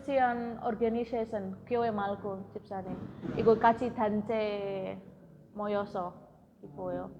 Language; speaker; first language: Korean; non-native, learner; Indonesian